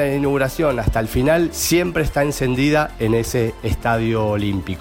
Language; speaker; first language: Spanish; native; Spanish